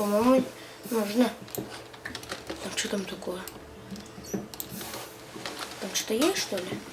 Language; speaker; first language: Russian; native; Russian